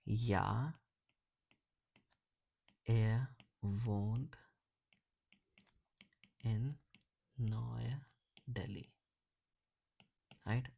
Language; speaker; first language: German; non-native, fluent; English